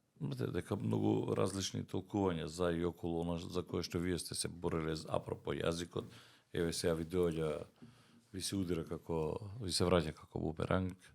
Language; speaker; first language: Macedonian; native; Macedonian